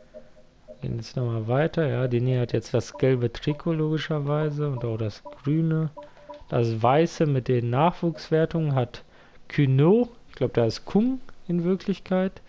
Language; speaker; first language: German; native; German